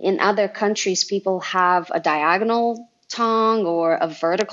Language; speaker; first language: English; non-native, fluent; Portuguese